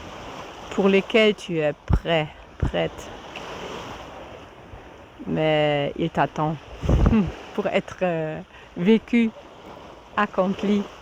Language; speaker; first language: French; non-native, fluent; German